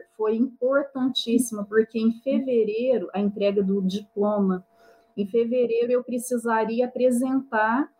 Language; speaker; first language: Portuguese; native; Portuguese